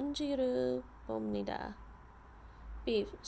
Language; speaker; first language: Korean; non-native, learner; English